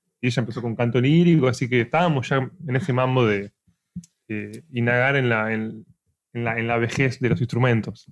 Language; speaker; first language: Spanish; native; Spanish